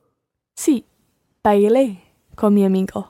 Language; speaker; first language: Spanish; non-native, learner; English